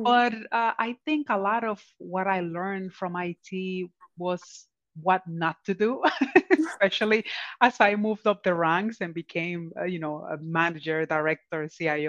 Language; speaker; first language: English; non-native, fluent; Spanish